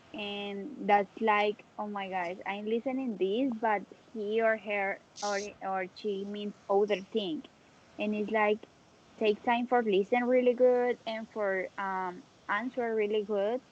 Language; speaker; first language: English; non-native, learner; Spanish